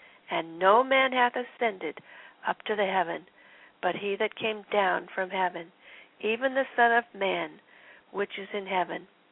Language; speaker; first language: English; native; English